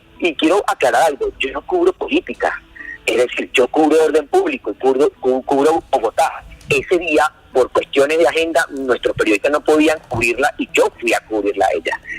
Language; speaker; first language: Spanish; native; Spanish